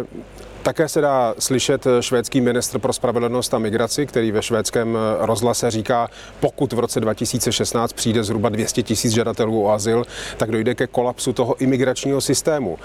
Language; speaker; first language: Czech; native; Czech